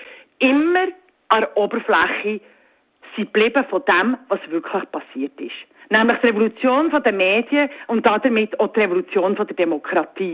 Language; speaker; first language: German; native; German